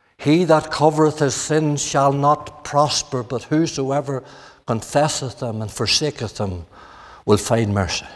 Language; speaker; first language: English; native; English